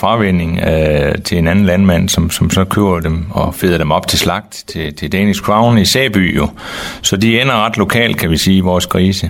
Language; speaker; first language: Danish; native; Danish